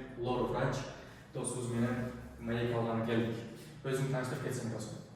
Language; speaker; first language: Kyrgyz; non-native, local second language; Uzbek